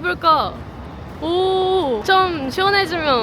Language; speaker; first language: Korean; non-native, fluent; Japanese